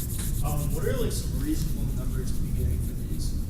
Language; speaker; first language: English; native; English